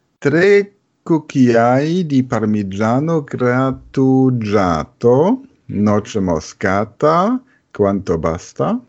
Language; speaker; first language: Italian; non-native, fluent; German